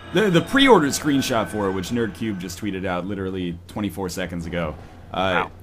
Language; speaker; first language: English; native; English